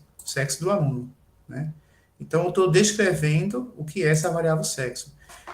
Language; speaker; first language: Portuguese; native; Portuguese